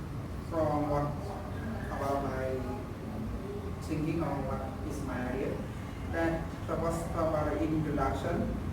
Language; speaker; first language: English; non-native, learner; Khmer